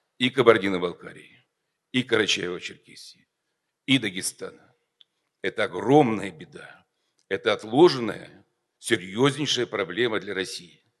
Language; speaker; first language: Russian; native; Russian